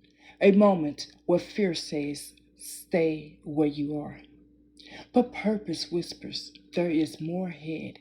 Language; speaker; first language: English; native; English